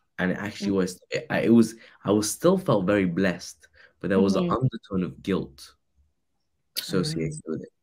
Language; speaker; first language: English; native; English